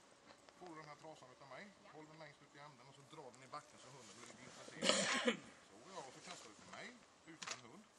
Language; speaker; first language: Swedish; native; Swedish